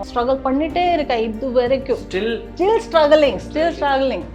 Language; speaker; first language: Tamil; non-native, learner; Malayalam